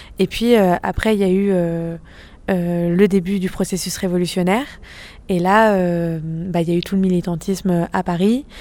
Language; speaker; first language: French; native; French